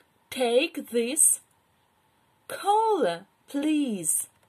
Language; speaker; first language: English; non-native, fluent; Ukrainian